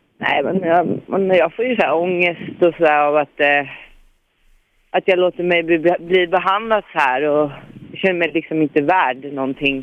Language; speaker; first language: Swedish; native; Swedish